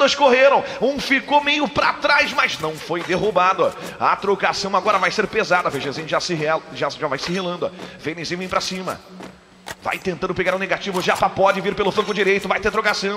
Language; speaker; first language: Portuguese; native; Portuguese